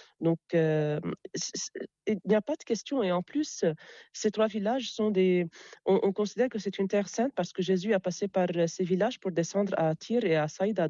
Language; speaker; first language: French; non-native, local second language; Arabic